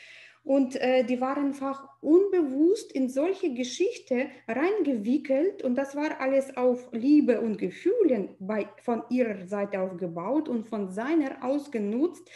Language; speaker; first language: German; non-native, fluent; Russian